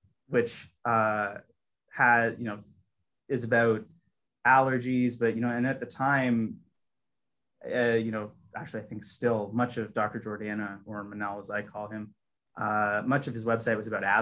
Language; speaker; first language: English; native; English